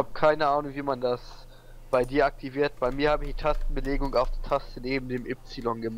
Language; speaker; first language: German; native; German